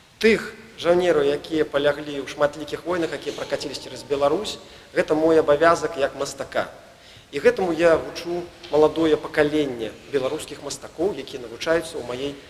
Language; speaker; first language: Belarusian; native; Belarusian